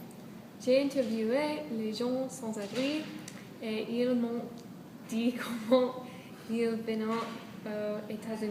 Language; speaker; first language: French; non-native, learner; English